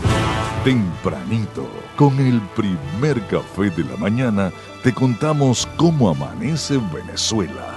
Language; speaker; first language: Spanish; native; Spanish